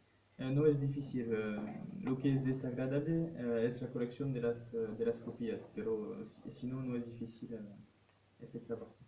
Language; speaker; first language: Spanish; non-native, fluent; French